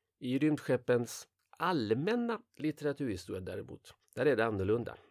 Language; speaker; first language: Swedish; native; Swedish